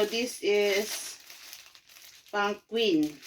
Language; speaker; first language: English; non-native, local second language; Filipino